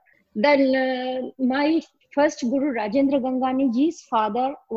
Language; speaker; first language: English; non-native, local second language; Hindi